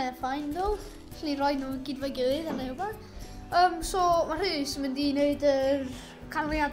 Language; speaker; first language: Welsh; non-native, local second language; English